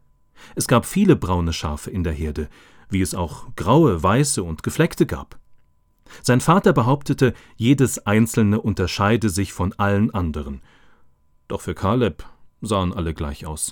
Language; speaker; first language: German; native; German